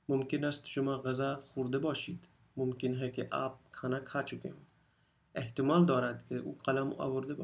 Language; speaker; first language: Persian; non-native, fluent; Urdu